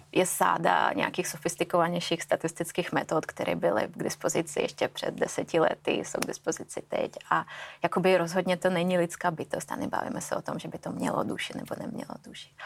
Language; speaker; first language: Czech; non-native, fluent; Russian